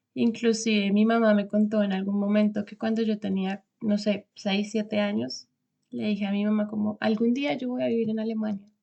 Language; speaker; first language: Spanish; native; Spanish